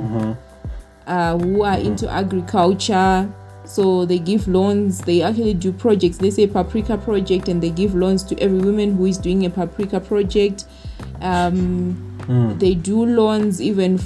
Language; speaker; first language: English; non-native, local second language; Shona